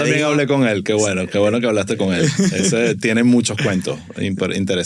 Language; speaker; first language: Spanish; native; Spanish